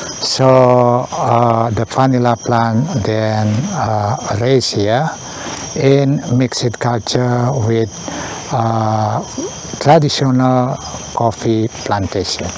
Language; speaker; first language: English; non-native, learner; Indonesian